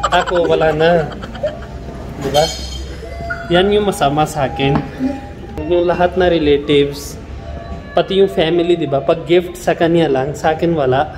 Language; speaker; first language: Filipino; non-native, learner; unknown